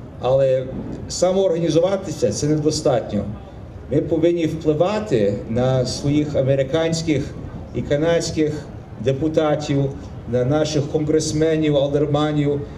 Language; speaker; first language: Ukrainian; early bilingual, heritage; Ukrainian